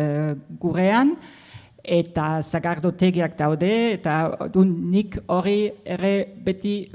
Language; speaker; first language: Basque; non-native, fluent; German